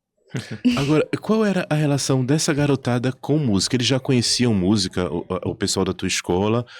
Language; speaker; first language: Portuguese; native; Portuguese